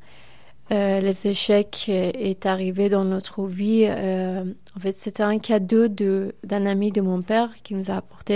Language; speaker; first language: French; non-native, fluent; Persian